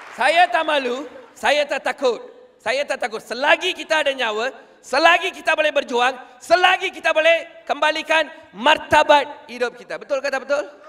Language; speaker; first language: Malay; non-native, local second language; Tamil